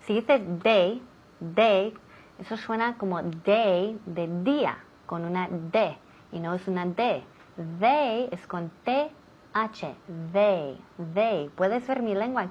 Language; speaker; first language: Spanish; non-native, fluent; English